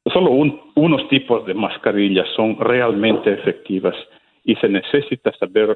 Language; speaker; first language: Spanish; non-native, fluent; Italian